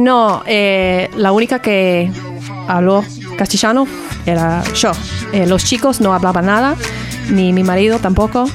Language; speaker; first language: Spanish; non-native, learner; English